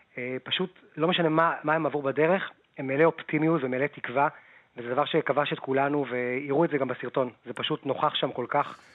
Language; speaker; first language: Hebrew; native; Hebrew